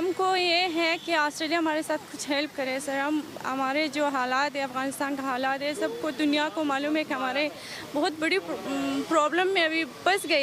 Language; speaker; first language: Hindi; non-native, learner; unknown